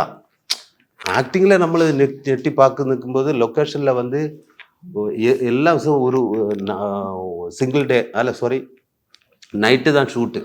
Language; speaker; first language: Tamil; non-native, learner; Malayalam